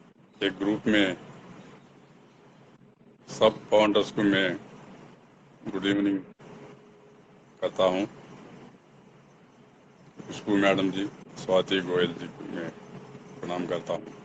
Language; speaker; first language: Hindi; non-native, local second language; Telugu